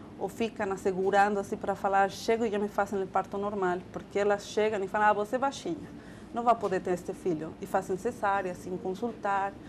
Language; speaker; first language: Portuguese; non-native, fluent; Spanish